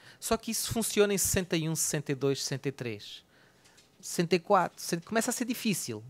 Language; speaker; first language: Portuguese; native; Portuguese